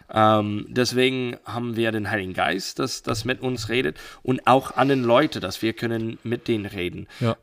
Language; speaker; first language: German; non-native, learner; English